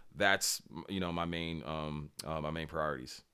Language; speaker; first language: English; native; English